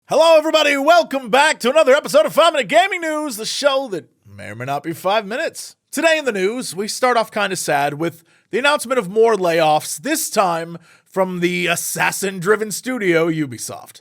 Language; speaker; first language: English; native; English